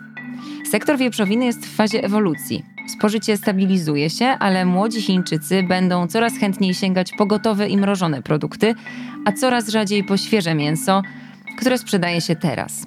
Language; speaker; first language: Polish; native; Polish